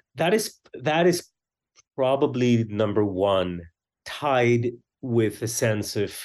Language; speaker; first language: English; early bilingual, other home language; Swedish